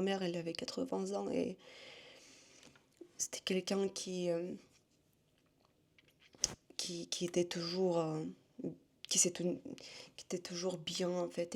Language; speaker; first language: French; non-native, fluent; Russian